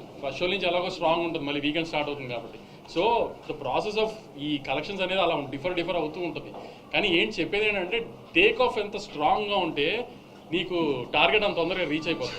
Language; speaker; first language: Telugu; native; Telugu